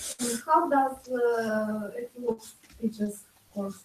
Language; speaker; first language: English; non-native, learner; Ukrainian